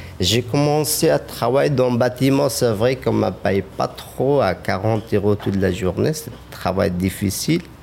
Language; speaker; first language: French; non-native, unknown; Persian